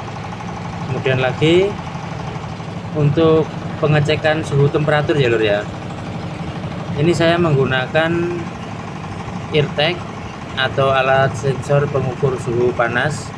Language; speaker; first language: Indonesian; non-native, local second language; Javanese